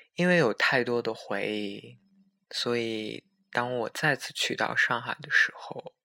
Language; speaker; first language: Chinese; native; Chinese